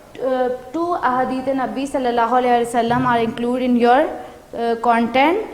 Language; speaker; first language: English; non-native, local second language; Urdu